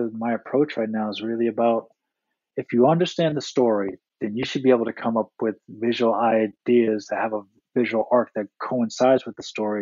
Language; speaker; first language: English; native; English